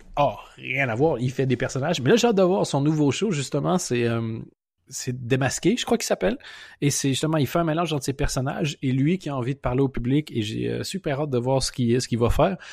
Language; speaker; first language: French; native; French